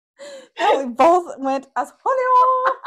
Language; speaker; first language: English; native; English